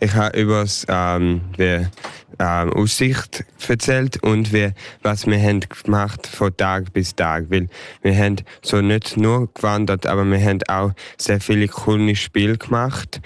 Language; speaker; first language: German; early bilingual, heritage; English